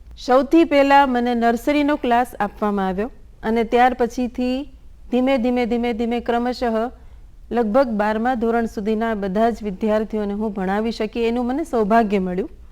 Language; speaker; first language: Gujarati; non-native, local second language; Bangla